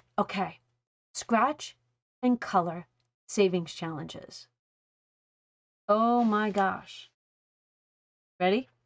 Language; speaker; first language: English; native; English